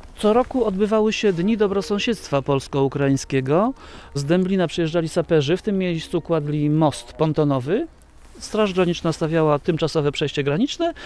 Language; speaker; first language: Polish; native; Polish